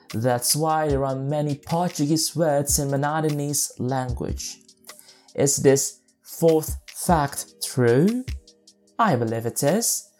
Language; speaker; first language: English; non-native, fluent; Indonesian